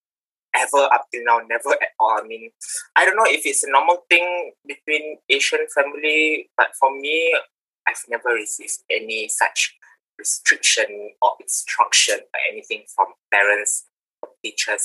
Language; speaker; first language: English; non-native, local second language; Malay